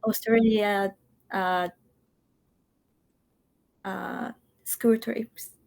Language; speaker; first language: English; non-native, learner; Japanese